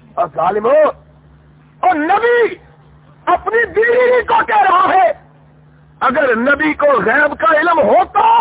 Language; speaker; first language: Urdu; non-native, local second language; Punjabi